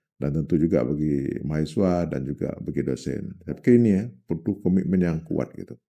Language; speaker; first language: Indonesian; non-native, local second language; Achinese